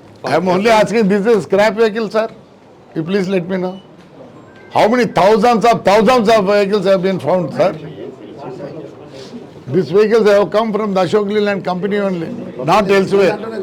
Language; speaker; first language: English; non-native, local second language; Telugu